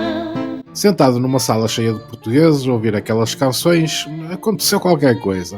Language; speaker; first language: Portuguese; native; Portuguese